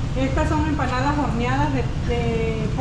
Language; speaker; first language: Spanish; native; Spanish